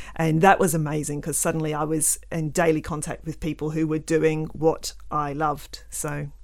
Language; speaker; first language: English; native; English